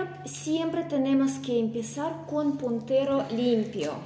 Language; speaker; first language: Spanish; non-native, fluent; Russian